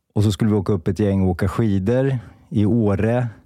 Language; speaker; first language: Swedish; native; Swedish